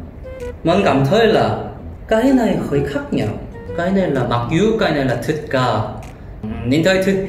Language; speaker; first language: Vietnamese; non-native, learner; Korean